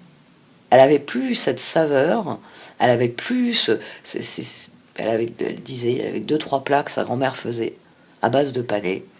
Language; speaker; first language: French; native; French